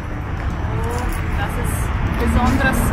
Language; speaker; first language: German; non-native, learner; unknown